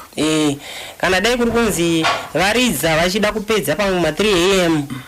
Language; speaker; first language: Shona; non-native, fluent; Luba-Lulua